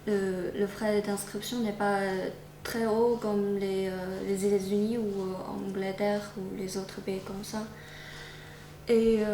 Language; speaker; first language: French; non-native, fluent; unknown